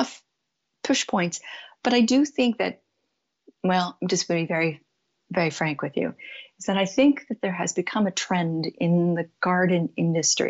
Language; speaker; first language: English; native; English